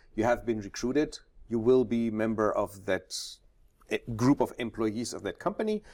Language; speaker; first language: English; non-native, fluent; German